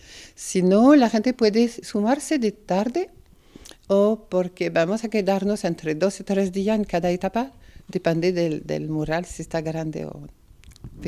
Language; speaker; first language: Spanish; non-native, fluent; French